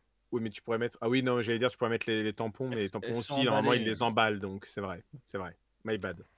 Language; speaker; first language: French; native; French